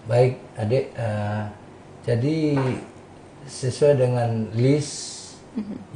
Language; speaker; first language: Indonesian; native; Indonesian